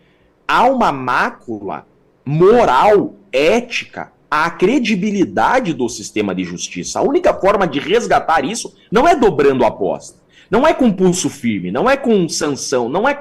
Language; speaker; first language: Portuguese; native; Portuguese